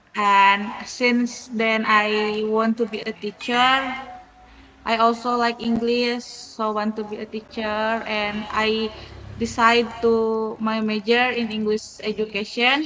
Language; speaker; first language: English; non-native, learner; Indonesian